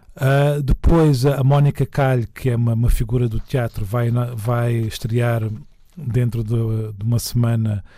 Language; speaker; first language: Portuguese; native; Portuguese